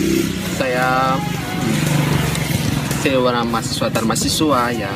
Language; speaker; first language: Indonesian; non-native, learner; Malagasy